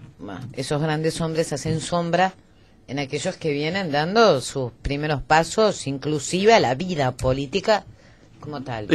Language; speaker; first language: Spanish; native; Spanish